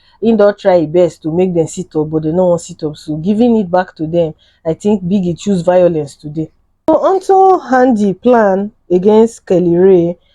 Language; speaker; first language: Nigerian Pidgin; native; Nigerian Pidgin